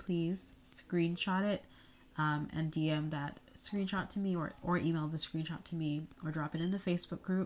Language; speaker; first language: English; native; English